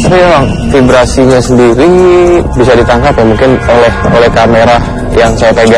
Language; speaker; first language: Indonesian; native; Indonesian